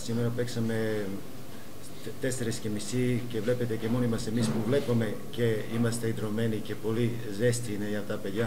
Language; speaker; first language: Greek; non-native, fluent; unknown